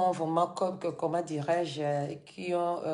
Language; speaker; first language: French; non-native, fluent; Lingala